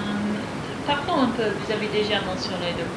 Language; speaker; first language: French; non-native, fluent; English